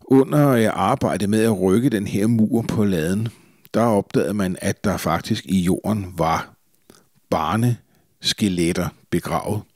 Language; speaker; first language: Danish; native; Danish